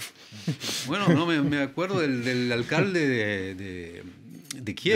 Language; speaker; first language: Spanish; non-native, fluent; French